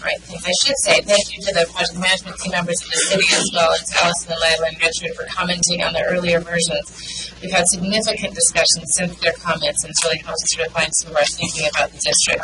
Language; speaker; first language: English; native; English